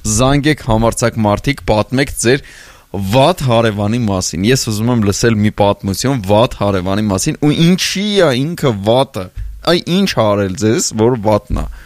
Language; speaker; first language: Armenian; native; Armenian